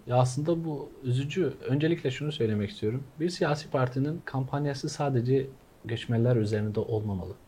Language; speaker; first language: Turkish; non-native, fluent; Arabic